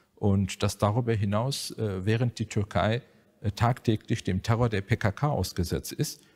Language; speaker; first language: German; native; German